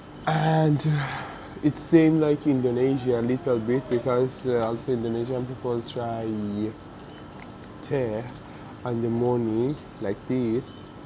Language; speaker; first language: English; non-native, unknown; Persian